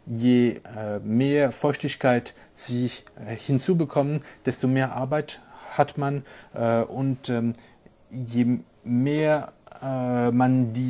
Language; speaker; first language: German; non-native, local second language; French